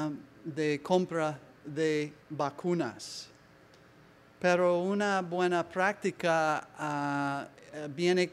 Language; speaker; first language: Spanish; non-native, learner; English